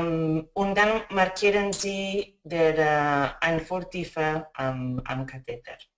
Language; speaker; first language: German; non-native, fluent; Spanish